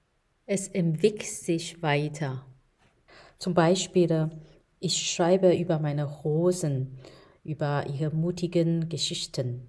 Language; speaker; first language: German; non-native, fluent; Chinese